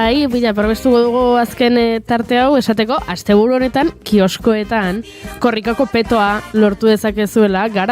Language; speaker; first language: Basque; native; Basque